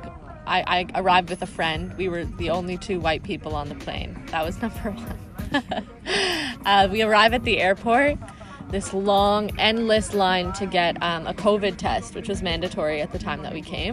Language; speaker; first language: English; native; English